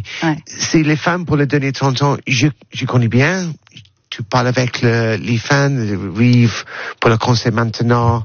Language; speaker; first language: French; non-native, learner; English